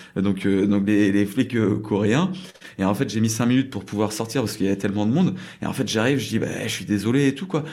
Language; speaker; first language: French; native; French